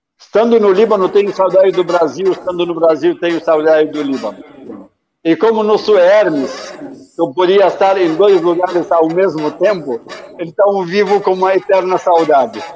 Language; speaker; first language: Portuguese; non-native, fluent; Arabic